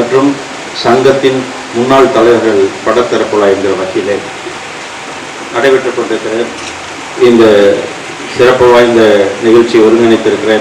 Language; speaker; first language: Tamil; native; Tamil